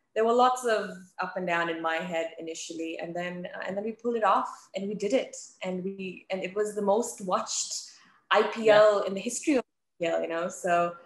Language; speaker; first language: English; native; English